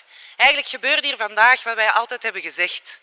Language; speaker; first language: Dutch; native; Dutch